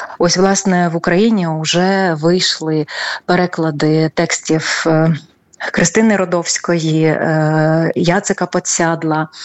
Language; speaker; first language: Ukrainian; native; Ukrainian